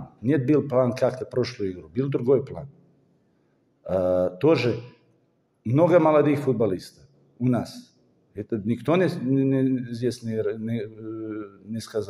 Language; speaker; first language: Russian; non-native, fluent; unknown